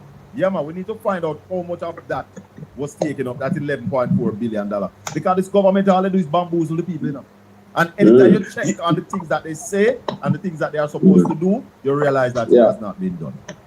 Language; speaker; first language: English; native; English